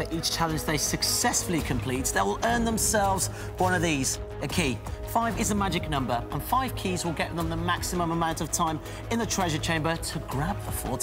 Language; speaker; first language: English; native; English